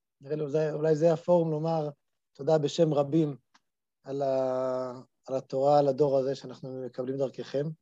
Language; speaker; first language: Hebrew; native; Hebrew